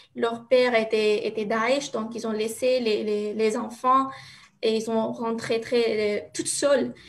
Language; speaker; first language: French; non-native, learner; Arabic